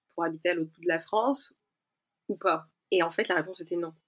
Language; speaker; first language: French; native; French